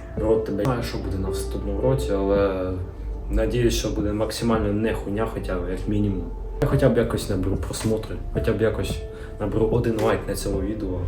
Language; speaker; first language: Ukrainian; non-native, local second language; Russian